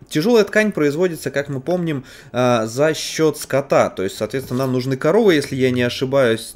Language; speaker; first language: Russian; native; Russian